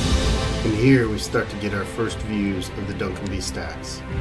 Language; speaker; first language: English; native; English